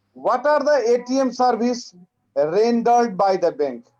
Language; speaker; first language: English; non-native, local second language; Nepali